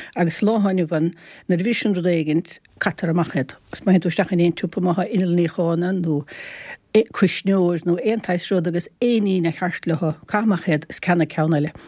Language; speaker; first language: Irish; native; Irish